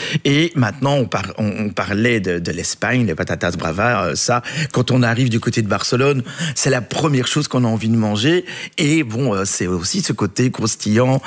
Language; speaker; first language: French; native; French